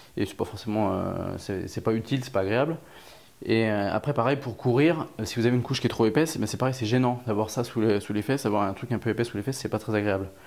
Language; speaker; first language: French; native; French